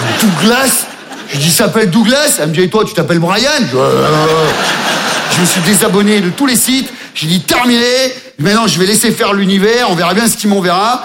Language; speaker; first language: French; native; French